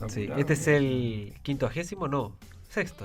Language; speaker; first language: Spanish; native; Spanish